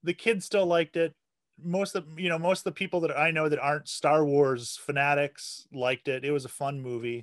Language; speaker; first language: English; native; English